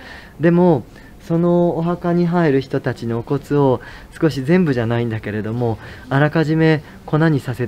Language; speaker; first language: Japanese; native; Japanese